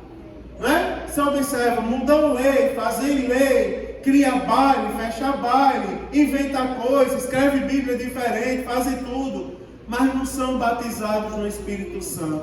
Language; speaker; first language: Portuguese; native; Portuguese